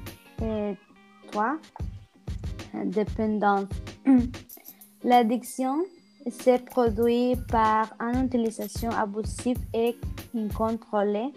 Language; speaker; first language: French; non-native, learner; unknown